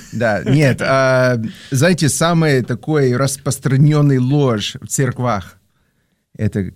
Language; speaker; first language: Russian; non-native, fluent; English